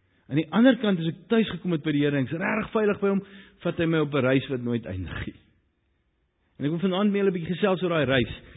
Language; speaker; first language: Afrikaans; native; Afrikaans